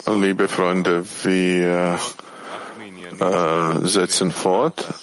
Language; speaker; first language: German; non-native, fluent; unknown